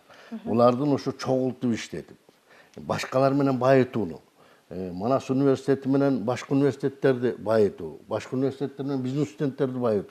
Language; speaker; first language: Kyrgyz; native; Kyrgyz